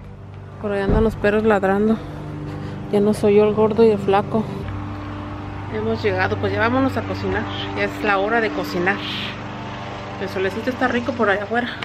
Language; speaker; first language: Spanish; native; Spanish